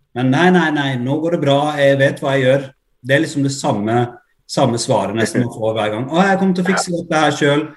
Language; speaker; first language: Norwegian; native; Norwegian